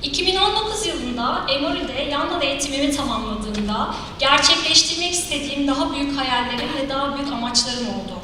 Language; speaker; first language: Turkish; native; Turkish